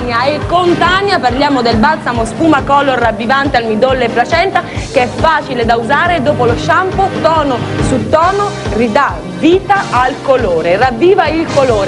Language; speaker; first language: Italian; native; Italian